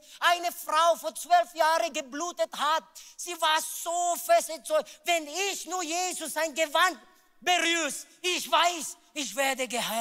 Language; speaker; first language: German; non-native, learner; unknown